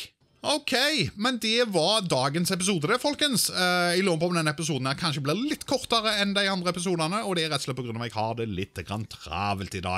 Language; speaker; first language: Norwegian; native; Norwegian